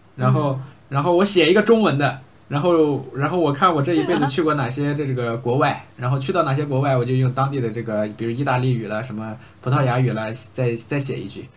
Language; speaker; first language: Chinese; native; Chinese